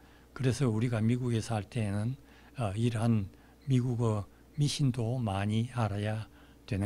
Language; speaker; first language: Korean; native; Korean